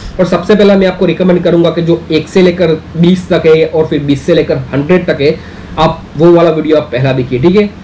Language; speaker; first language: Hindi; native; Hindi